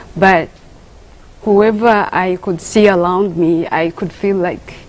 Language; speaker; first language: English; non-native, local second language; Kinyarwanda